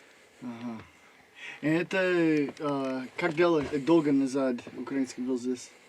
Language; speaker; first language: Russian; non-native, learner; English